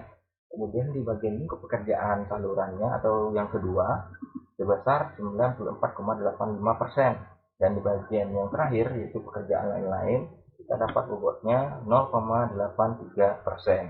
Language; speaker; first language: Indonesian; native; Indonesian